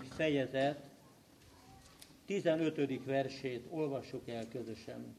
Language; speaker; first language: Hungarian; native; Hungarian